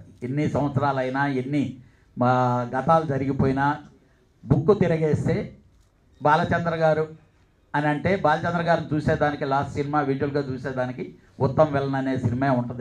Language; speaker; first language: Telugu; native; Telugu